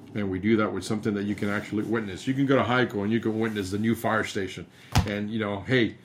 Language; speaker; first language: English; early bilingual, other home language; Spanish